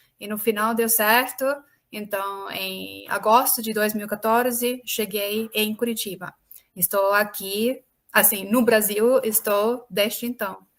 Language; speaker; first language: Portuguese; non-native, fluent; Estonian